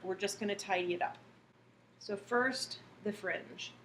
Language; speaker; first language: English; native; English